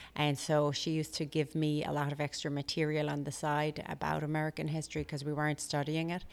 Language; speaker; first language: English; native; English